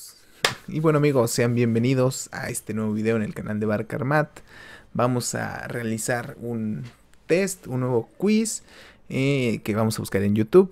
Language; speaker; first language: Spanish; native; Spanish